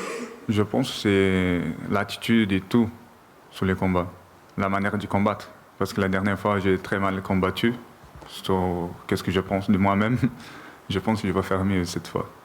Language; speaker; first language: French; non-native, learner; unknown